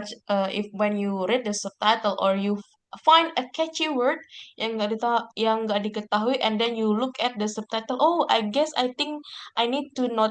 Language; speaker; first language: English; non-native, fluent; Indonesian